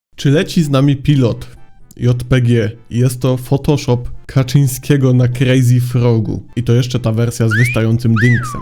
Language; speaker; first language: Polish; native; Polish